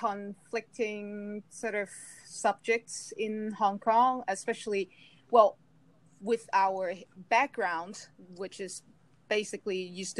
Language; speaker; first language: English; non-native, local second language; Cantonese